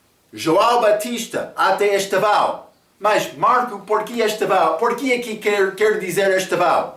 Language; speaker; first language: Portuguese; non-native, fluent; English